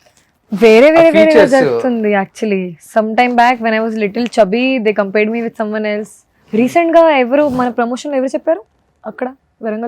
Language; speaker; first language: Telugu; non-native, fluent; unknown